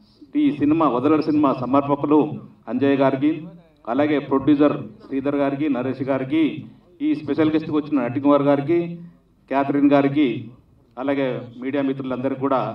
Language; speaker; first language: Telugu; native; Telugu